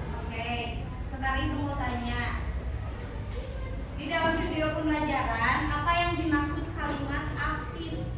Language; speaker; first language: Indonesian; native; Indonesian